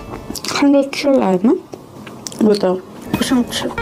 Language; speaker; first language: Chinese; non-native, learner; Korean